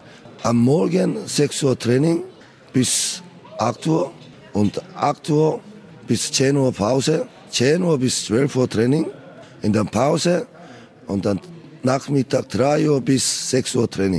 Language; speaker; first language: German; non-native, learner; Korean